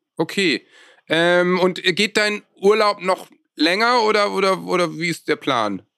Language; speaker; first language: German; native; German